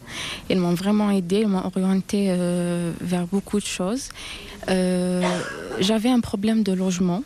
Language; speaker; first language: French; non-native, local second language; Arabic